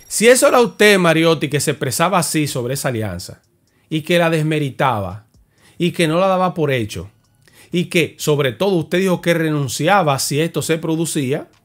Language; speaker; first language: Spanish; native; Spanish